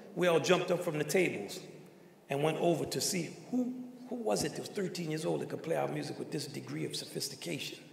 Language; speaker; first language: English; native; English